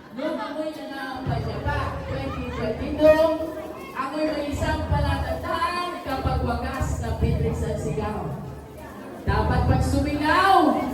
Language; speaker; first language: Filipino; native; Filipino